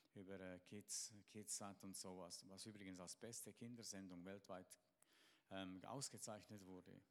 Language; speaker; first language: German; native; German